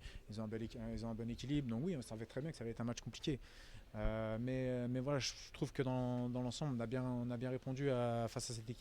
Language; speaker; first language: French; native; French